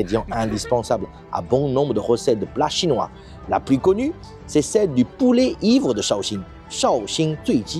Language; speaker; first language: French; native; French